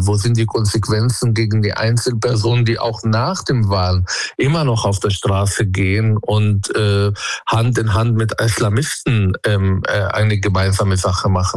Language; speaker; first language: German; non-native, fluent; Arabic